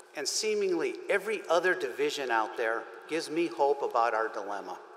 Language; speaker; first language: English; native; English